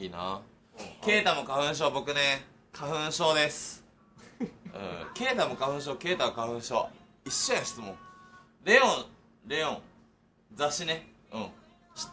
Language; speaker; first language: Japanese; native; Japanese